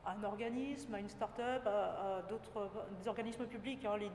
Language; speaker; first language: French; native; French